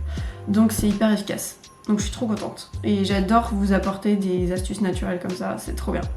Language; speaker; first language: French; native; French